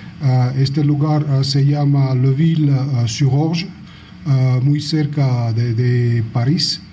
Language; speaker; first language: Spanish; non-native, fluent; Georgian